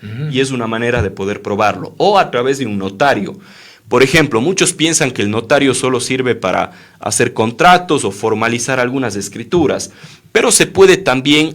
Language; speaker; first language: Spanish; native; Spanish